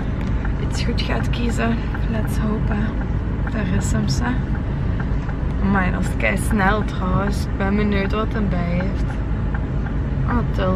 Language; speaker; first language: Dutch; native; Dutch